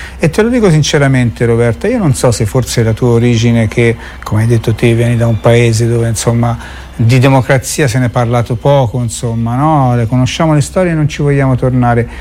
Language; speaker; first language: Italian; native; Italian